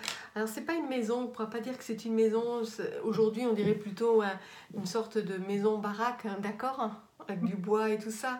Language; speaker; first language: French; native; French